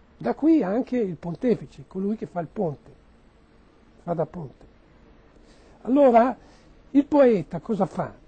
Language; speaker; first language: Italian; native; Italian